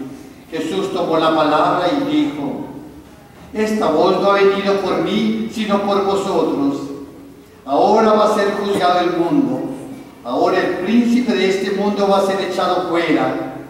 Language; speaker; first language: Spanish; native; Spanish